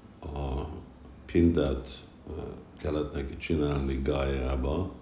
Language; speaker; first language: Hungarian; early bilingual, heritage; Hungarian